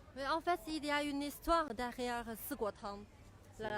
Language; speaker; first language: French; non-native, fluent; Chinese